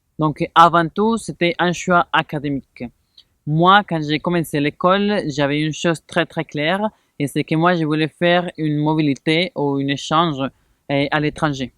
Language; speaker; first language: French; non-native, fluent; Spanish